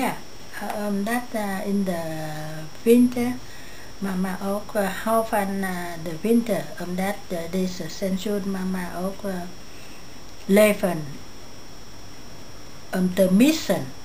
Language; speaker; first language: Dutch; non-native, learner; Vietnamese